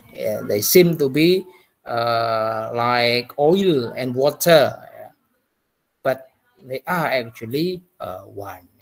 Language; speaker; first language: English; non-native, fluent; Indonesian